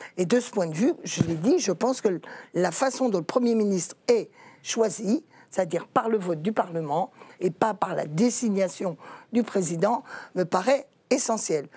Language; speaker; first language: French; native; French